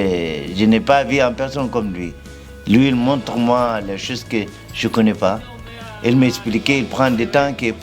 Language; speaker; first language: French; non-native, learner; Arabic